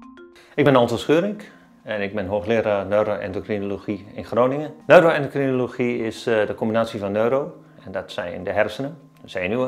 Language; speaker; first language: Dutch; native; Dutch